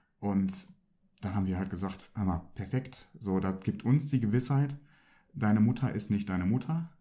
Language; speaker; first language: German; early bilingual, other home language; Turkish